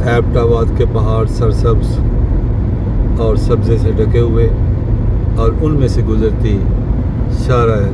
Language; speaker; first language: Urdu; non-native, local second language; Punjabi